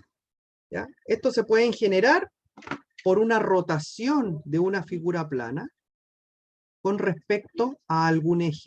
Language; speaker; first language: Spanish; native; Spanish